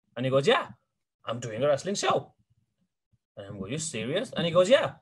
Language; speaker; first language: English; non-native, local second language; Hindi